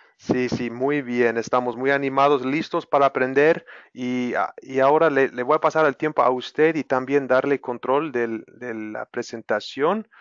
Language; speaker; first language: Spanish; non-native, fluent; English